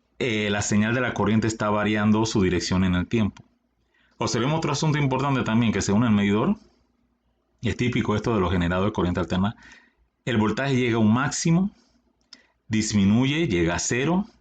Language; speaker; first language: Spanish; native; Spanish